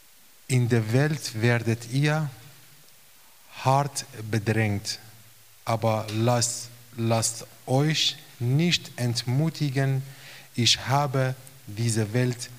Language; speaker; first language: German; non-native, fluent; Romanian